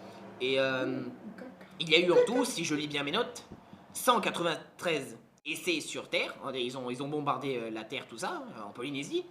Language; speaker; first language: French; native; French